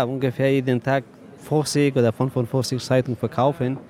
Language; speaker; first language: German; non-native, learner; Persian